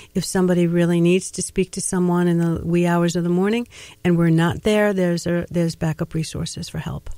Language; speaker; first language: English; native; English